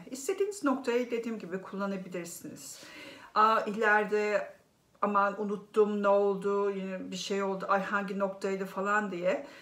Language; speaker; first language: Turkish; native; Turkish